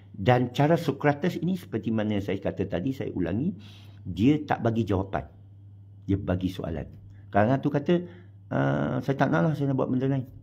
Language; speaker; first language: Malay; non-native, local second language; Chinese